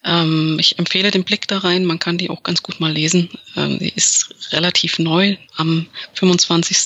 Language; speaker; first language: German; native; German